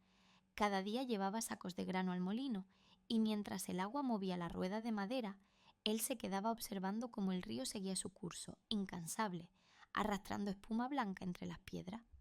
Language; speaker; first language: Spanish; native; Spanish